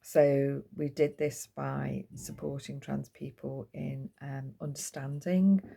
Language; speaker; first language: English; native; English